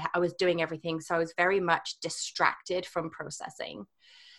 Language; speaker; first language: English; native; English